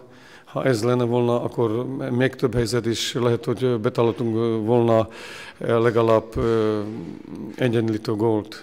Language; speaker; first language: Hungarian; non-native, learner; Slovak